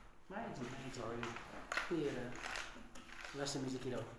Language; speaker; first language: Arabic; non-native, learner; Indonesian